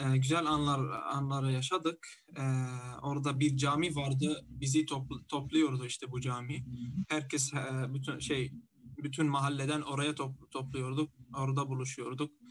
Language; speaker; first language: Turkish; non-native, fluent; Arabic